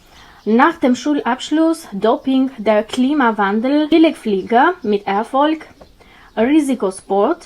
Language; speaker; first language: German; non-native, fluent; Albanian